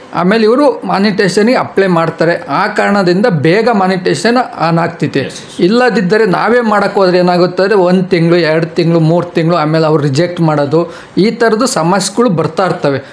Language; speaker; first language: Kannada; native; Kannada